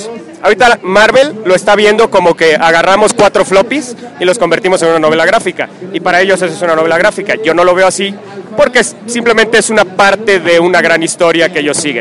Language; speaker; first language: Spanish; native; Spanish